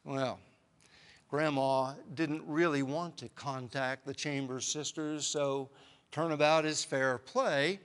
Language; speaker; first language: English; native; English